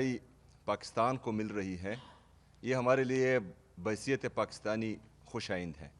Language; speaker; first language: Urdu; non-native, local second language; Pashto